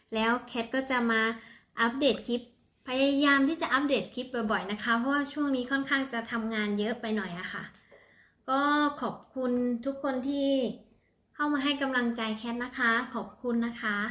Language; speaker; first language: Thai; non-native, local second language; Northeastern Thai